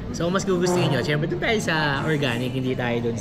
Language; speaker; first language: Filipino; native; Filipino